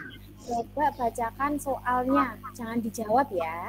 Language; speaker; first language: Indonesian; native; Indonesian